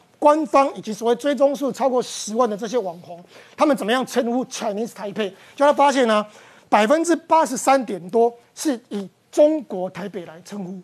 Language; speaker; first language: Chinese; native; Chinese